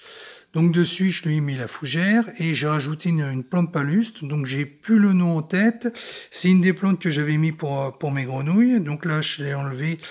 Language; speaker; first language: French; native; French